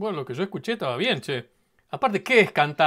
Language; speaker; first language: Spanish; native; Spanish